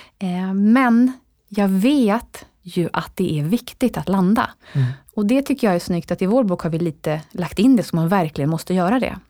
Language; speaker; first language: Swedish; native; Swedish